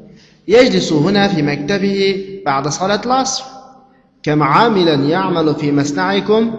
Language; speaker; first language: Arabic; non-native, fluent; Uyghur